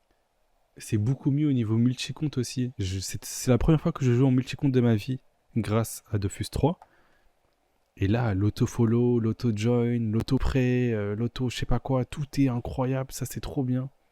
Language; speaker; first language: French; native; French